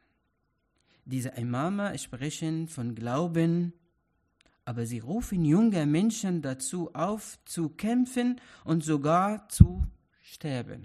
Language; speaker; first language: German; non-native, fluent; Arabic